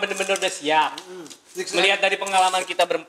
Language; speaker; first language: Indonesian; native; Indonesian